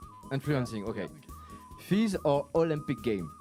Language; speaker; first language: English; non-native, learner; French